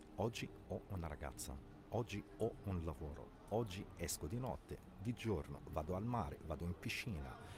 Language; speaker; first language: Italian; non-native, fluent; Arabic